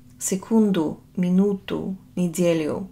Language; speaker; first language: Russian; non-native, fluent; English